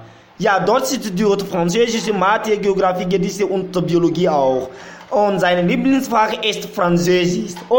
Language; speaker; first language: German; non-native, learner; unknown